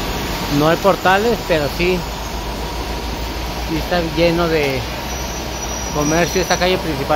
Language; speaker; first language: Spanish; native; Spanish